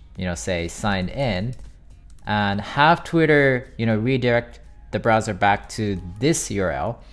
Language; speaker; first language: English; non-native, fluent; Japanese